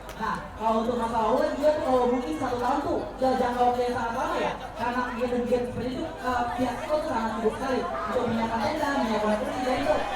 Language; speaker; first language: Indonesian; native; Indonesian